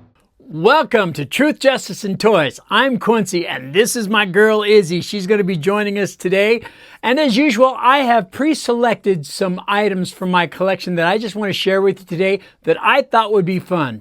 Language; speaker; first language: English; native; English